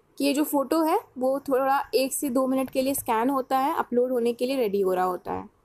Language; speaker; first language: Hindi; native; Hindi